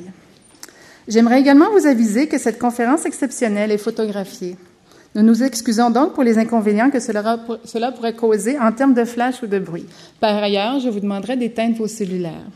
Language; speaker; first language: French; native; French